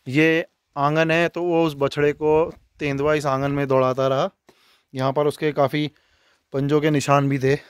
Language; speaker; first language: Hindi; non-native, local second language; Garhwali